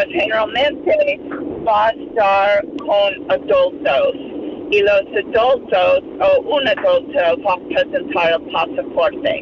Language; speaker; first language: Spanish; non-native, learner; English